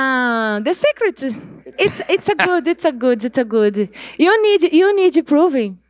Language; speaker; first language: English; non-native, learner; Portuguese